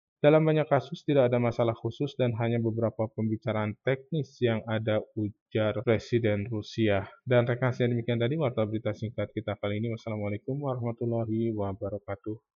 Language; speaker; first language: Indonesian; native; Indonesian